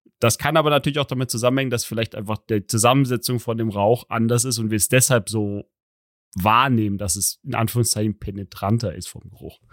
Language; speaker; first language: German; native; German